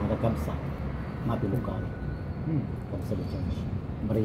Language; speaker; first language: Arabic; non-native, learner; Filipino